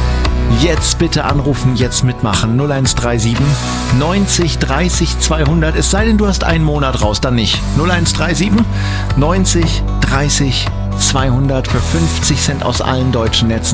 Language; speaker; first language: German; native; German